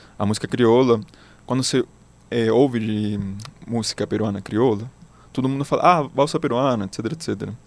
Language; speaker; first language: Portuguese; non-native, fluent; Spanish